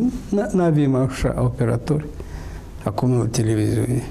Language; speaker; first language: Romanian; non-native, local second language; Russian